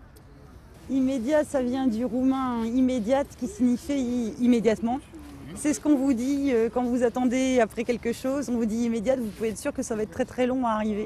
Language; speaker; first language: French; native; French